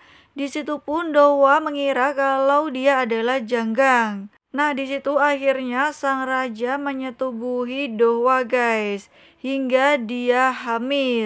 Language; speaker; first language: Indonesian; native; Indonesian